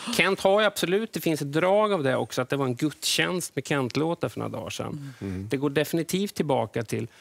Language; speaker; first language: Swedish; native; Swedish